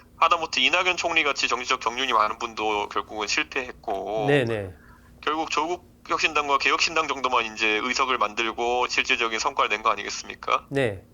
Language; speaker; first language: Korean; native; Korean